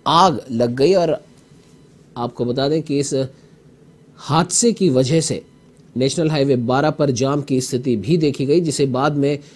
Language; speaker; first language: Hindi; native; Hindi